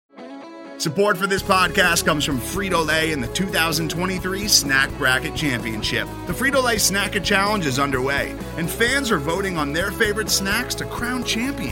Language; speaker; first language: English; native; English